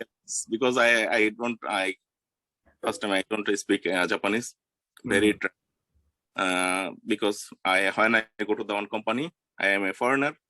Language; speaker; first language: English; non-native, learner; Bangla